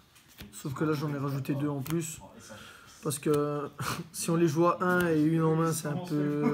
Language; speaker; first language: French; native; French